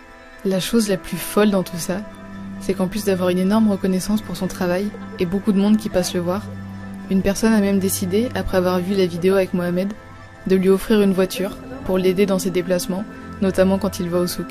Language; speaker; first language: French; native; French